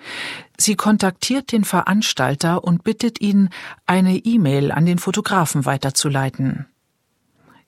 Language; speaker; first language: German; native; German